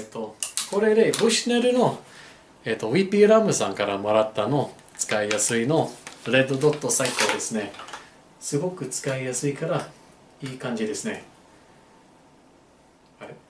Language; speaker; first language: Japanese; non-native, learner; English